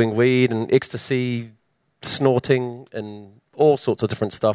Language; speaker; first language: English; native; English